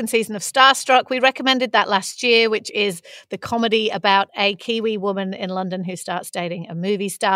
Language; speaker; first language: English; native; English